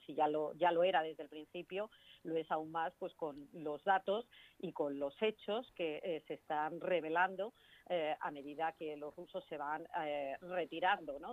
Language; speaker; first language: Spanish; native; Spanish